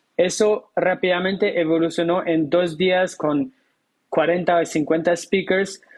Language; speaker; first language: Spanish; non-native, fluent; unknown